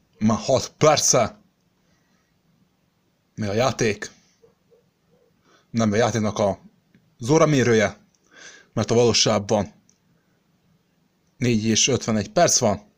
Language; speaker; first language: Hungarian; non-native, learner; Serbian